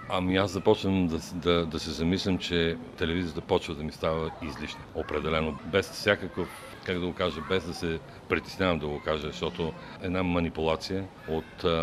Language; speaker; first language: Bulgarian; native; Bulgarian